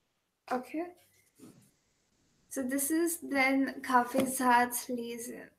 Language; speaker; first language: German; non-native, learner; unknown